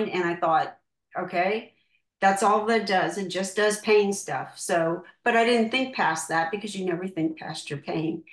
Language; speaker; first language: English; native; English